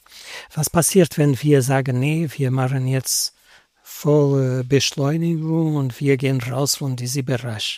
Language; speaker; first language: German; non-native, learner; Portuguese